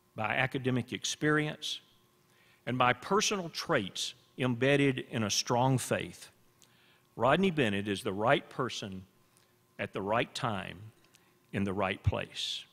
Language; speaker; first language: English; native; English